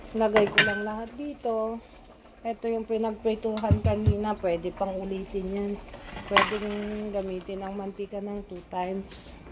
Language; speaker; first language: Filipino; non-native, local second language; Iloko